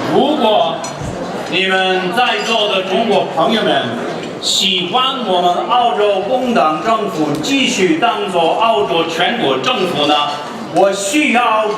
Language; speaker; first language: Chinese; non-native, fluent; English